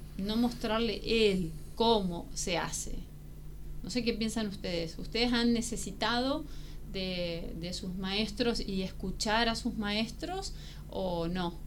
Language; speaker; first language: Spanish; native; Spanish